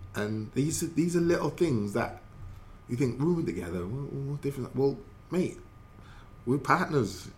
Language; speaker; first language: English; native; English